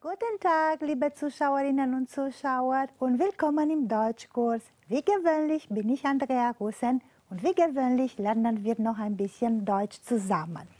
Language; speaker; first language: German; non-native, fluent; Romanian